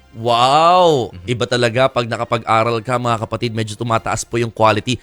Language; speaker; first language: Filipino; native; Filipino